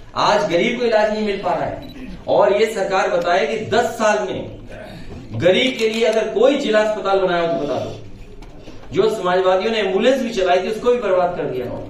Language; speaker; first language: Hindi; native; Hindi